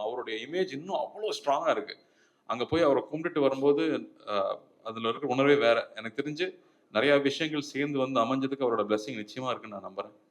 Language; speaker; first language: Tamil; native; Tamil